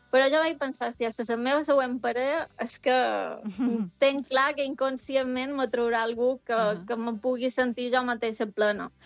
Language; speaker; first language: Catalan; native; Catalan